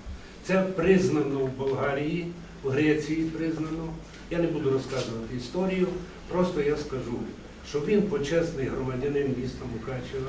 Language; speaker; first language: Ukrainian; native; Ukrainian